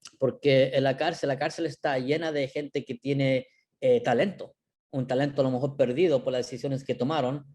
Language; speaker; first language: Spanish; early bilingual, heritage; Spanish